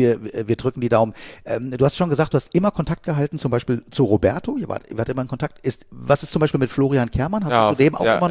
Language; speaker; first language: German; native; German